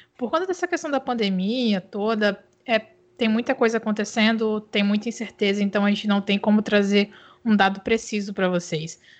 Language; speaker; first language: Portuguese; native; Portuguese